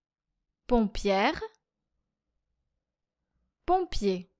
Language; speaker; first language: French; native; French